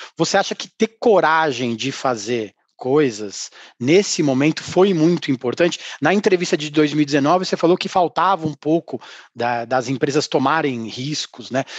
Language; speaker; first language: Portuguese; native; Portuguese